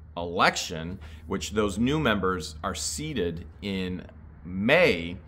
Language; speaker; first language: English; native; English